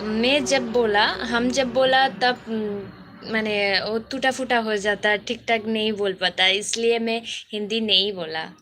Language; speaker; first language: Hindi; non-native, local second language; Bangla